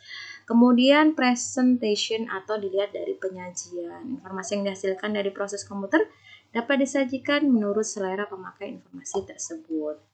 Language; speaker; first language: Indonesian; native; Indonesian